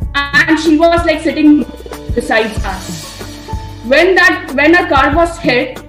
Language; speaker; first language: English; non-native, local second language; Hindi